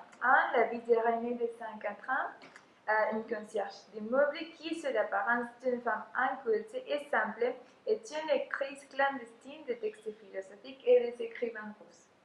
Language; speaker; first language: French; non-native, fluent; Spanish